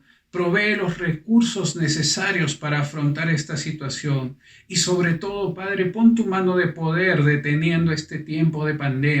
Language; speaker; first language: Spanish; native; Spanish